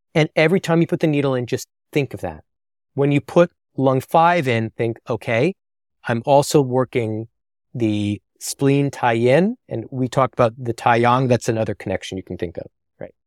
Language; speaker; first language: English; native; English